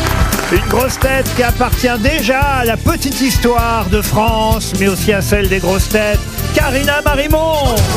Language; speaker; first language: French; native; French